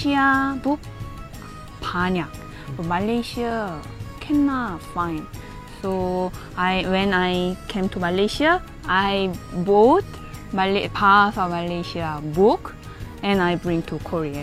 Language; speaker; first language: English; non-native, learner; Korean